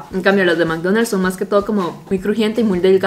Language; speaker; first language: Spanish; native; Spanish